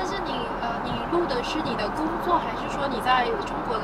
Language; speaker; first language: Chinese; native; Chinese